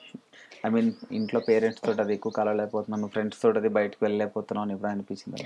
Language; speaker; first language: Telugu; native; Telugu